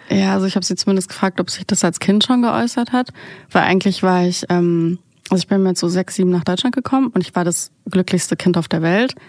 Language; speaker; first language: German; early bilingual, other home language; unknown